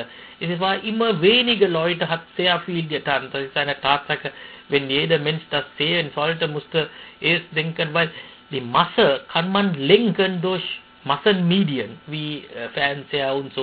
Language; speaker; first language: German; non-native, fluent; Sinhala